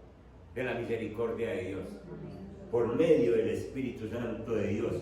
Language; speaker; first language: Spanish; native; Spanish